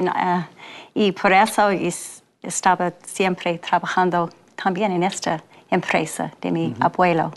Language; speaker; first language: Spanish; non-native, learner; English